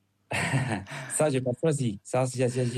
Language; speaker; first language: French; non-native, fluent; Spanish